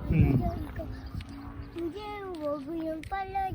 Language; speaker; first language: Korean; early bilingual, heritage; Korean